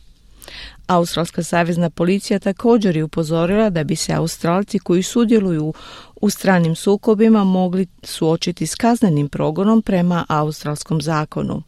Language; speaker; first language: Croatian; native; Croatian